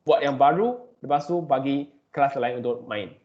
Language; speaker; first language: Malay; non-native, local second language; Chinese